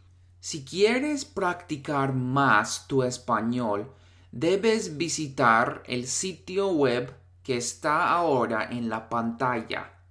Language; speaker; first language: Spanish; non-native, fluent; English